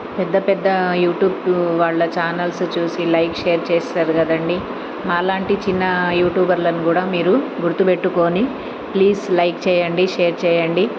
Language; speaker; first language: Telugu; non-native, local second language; Urdu